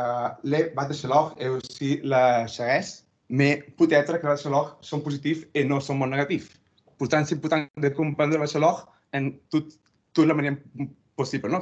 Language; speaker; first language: French; non-native, fluent; Spanish